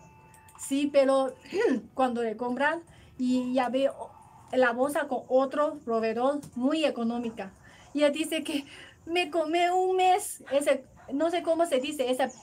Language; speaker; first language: Spanish; non-native, learner; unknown